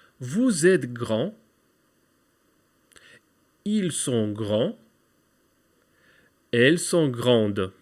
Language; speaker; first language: French; non-native, fluent; Ukrainian